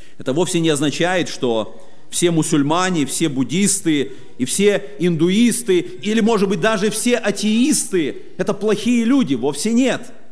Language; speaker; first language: Russian; native; Russian